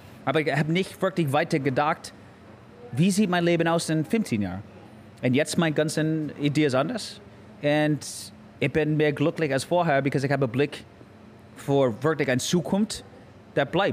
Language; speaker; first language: German; non-native, learner; English